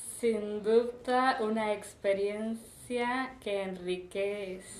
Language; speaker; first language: Catalan; non-native, learner; Spanish